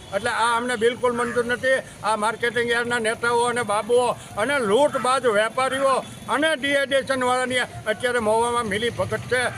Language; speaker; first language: Gujarati; native; Gujarati